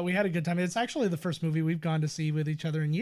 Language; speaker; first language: English; native; English